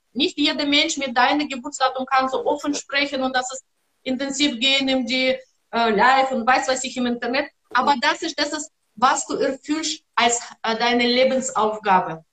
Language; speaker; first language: German; non-native, learner; Russian